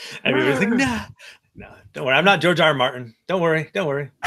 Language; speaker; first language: English; native; English